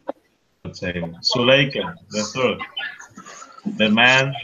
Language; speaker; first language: English; non-native, fluent; Spanish